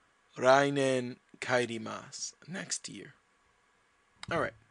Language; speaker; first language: Japanese; non-native, learner; English